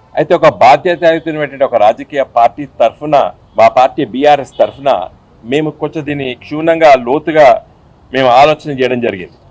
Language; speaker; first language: Telugu; native; Telugu